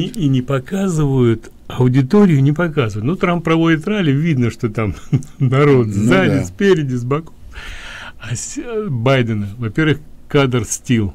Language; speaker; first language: Russian; native; Russian